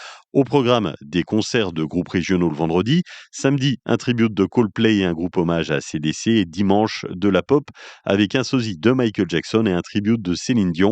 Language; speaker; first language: French; native; French